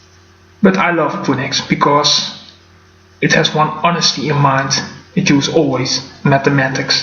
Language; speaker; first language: English; non-native, fluent; Dutch